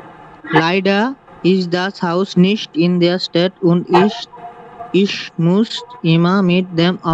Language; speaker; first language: German; non-native, learner; Bangla